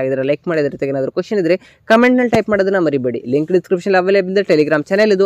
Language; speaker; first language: Kannada; native; Kannada